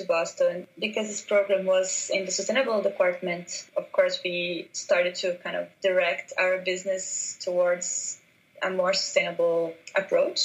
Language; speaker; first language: English; non-native, fluent; Portuguese